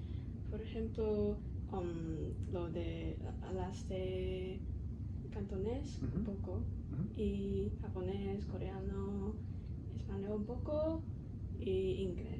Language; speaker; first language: Spanish; non-native, learner; Cantonese